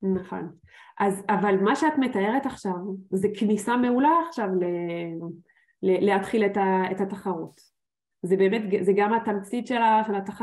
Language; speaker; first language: Hebrew; non-native, fluent; French